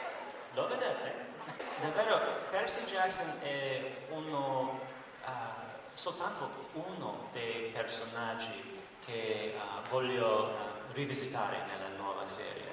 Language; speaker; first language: Italian; non-native, learner; English